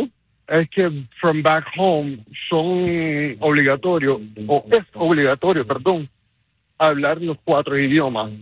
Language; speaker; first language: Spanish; non-native, fluent; Papiamento